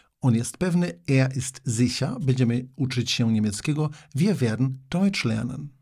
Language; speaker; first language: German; non-native, fluent; Polish